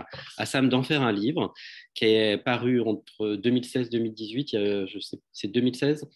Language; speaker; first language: French; native; French